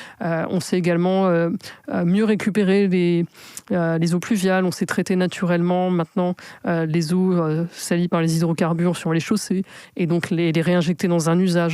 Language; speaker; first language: French; native; French